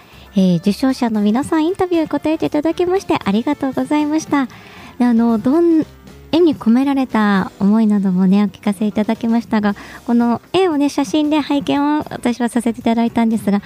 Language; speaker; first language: Japanese; native; Japanese